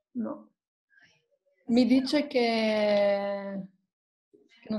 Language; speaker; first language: Italian; non-native, fluent; Croatian